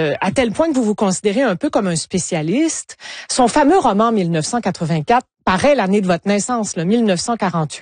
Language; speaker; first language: French; native; French